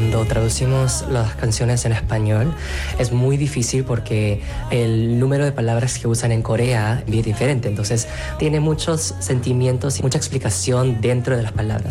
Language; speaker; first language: Spanish; non-native, fluent; Korean